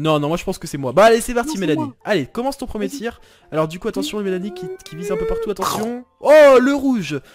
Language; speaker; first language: French; native; French